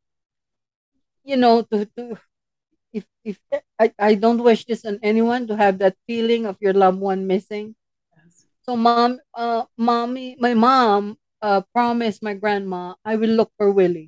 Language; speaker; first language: English; non-native, local second language; Filipino